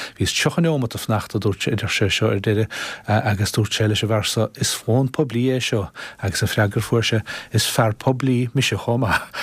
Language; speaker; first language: Irish; native; Irish